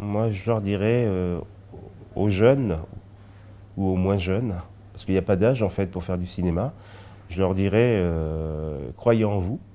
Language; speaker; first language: French; early bilingual, other home language; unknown